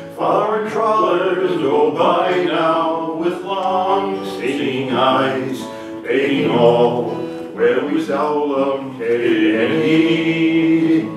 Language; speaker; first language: English; native; English